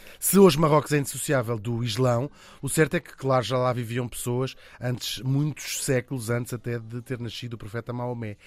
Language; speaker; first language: Portuguese; native; Portuguese